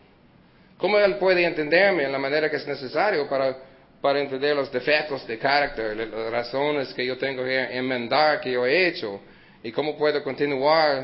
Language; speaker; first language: Spanish; early bilingual, heritage; Spanish